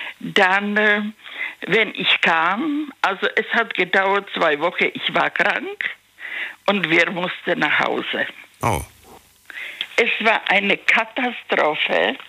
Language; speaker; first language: German; non-native, learner; Czech